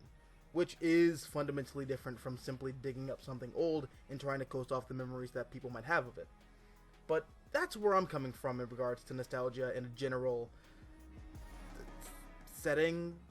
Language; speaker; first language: English; native; English